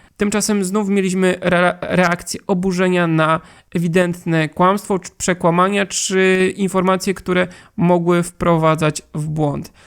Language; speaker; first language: Polish; native; Polish